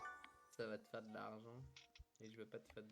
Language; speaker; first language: French; native; French